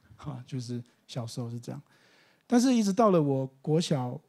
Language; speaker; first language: Chinese; native; Chinese